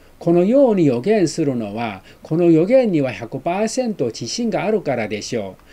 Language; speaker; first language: Japanese; non-native, fluent; Chinese